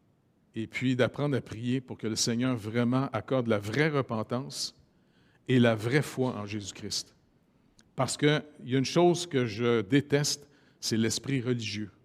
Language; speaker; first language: French; native; French